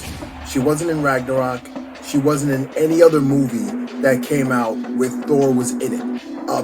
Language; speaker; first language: English; native; English